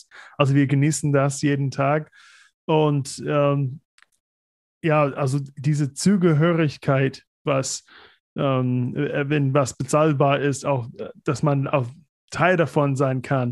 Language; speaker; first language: German; non-native, fluent; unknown